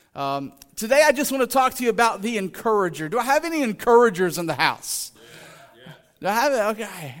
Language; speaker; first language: English; native; English